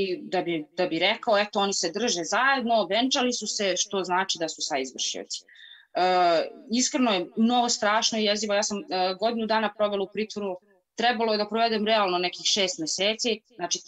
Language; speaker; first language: Serbian; native; Serbian